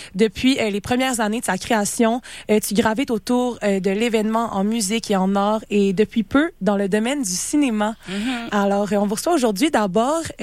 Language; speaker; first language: French; native; French